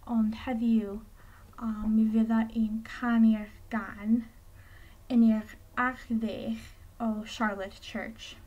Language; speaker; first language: Welsh; non-native, learner; English